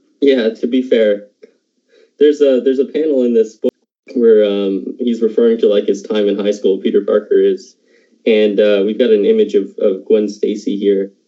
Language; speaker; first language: English; native; English